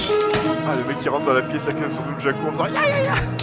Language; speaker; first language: French; native; French